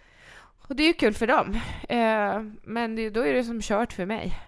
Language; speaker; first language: Swedish; native; Swedish